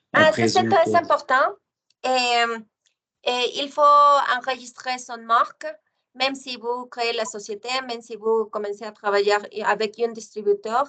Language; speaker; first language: French; non-native, fluent; Spanish